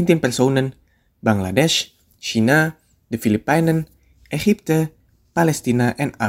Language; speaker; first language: Dutch; non-native, fluent; Indonesian